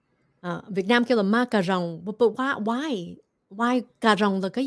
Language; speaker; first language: Vietnamese; early bilingual, heritage; Vietnamese